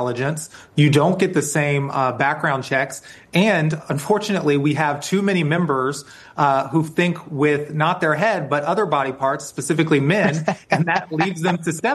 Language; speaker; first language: English; native; English